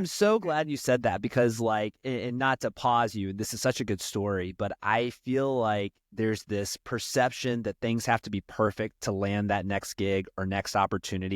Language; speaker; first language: English; native; English